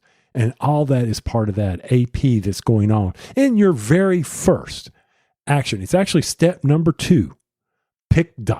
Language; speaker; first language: English; native; English